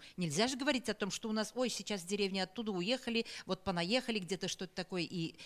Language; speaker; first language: Russian; native; Russian